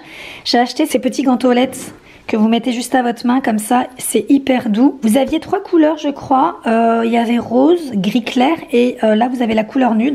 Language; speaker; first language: French; native; French